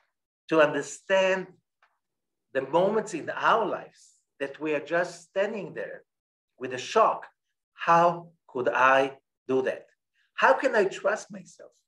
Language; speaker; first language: English; non-native, fluent; Hebrew